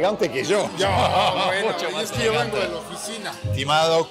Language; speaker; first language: Spanish; non-native, fluent; French